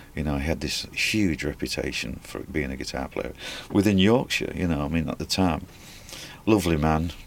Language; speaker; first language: English; native; English